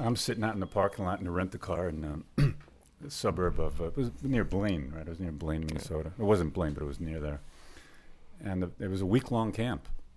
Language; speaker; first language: English; native; English